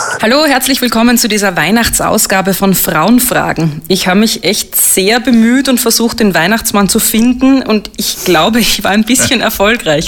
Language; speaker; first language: German; native; German